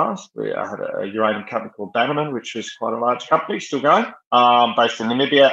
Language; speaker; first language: English; native; English